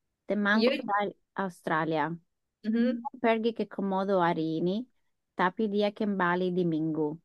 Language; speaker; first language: Indonesian; non-native, learner; English